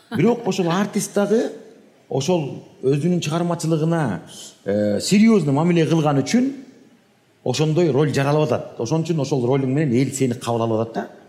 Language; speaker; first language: Kyrgyz; native; Kyrgyz